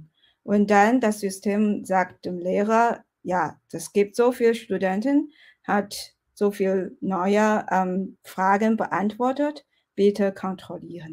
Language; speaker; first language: German; non-native, fluent; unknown